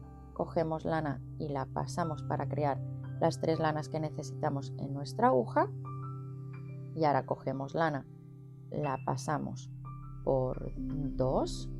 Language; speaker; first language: Spanish; native; Spanish